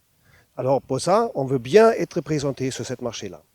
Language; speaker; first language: French; non-native, learner; German